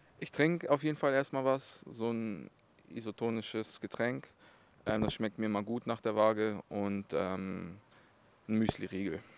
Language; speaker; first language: German; early bilingual, other home language; Russian